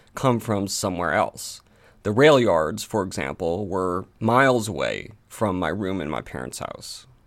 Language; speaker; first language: English; native; English